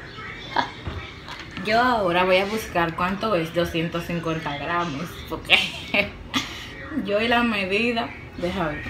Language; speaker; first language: Spanish; native; Spanish